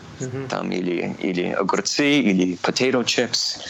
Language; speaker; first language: Russian; early bilingual, heritage; Russian